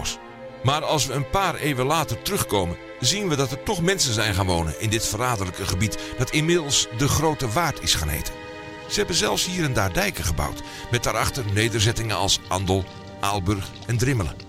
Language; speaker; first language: Dutch; native; Dutch